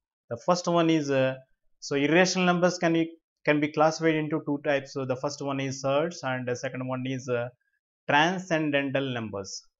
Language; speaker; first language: English; non-native, local second language; Telugu